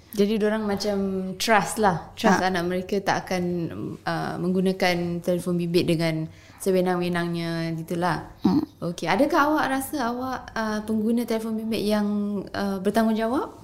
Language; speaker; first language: Malay; native; Malay